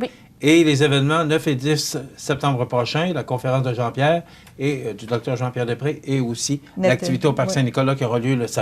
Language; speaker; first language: French; native; French